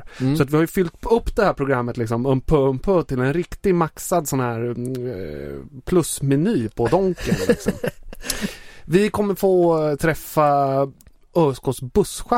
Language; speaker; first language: Swedish; native; Swedish